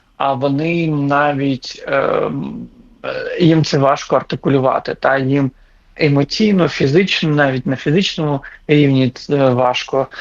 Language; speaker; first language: Ukrainian; non-native, local second language; Crimean Tatar